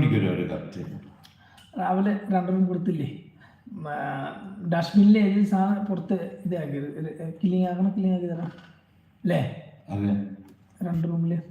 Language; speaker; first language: Malayalam; non-native, learner; Bangla